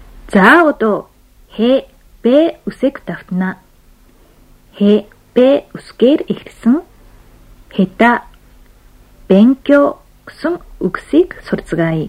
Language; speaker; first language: Mongolian; non-native, fluent; Japanese